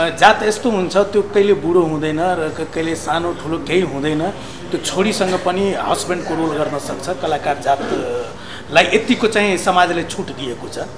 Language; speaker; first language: Nepali; non-native, local second language; Maithili